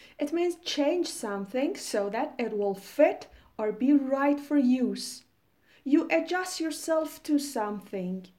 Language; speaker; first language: English; non-native, fluent; Persian